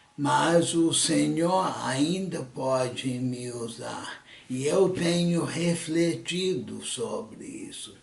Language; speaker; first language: Portuguese; early bilingual, other home language; English